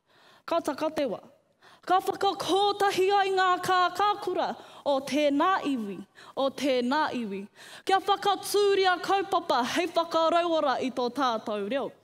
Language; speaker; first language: Māori; non-native, local second language; English